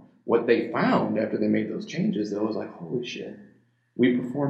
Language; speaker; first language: English; native; English